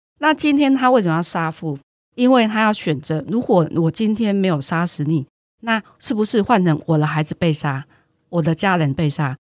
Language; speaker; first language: Chinese; native; Chinese